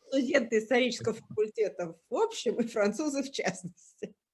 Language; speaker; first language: Russian; native; Russian